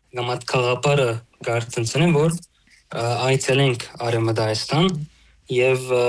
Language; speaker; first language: Armenian; early bilingual, heritage; Armenian